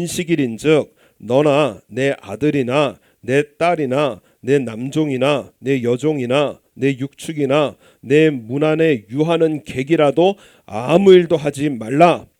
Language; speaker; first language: Korean; native; Korean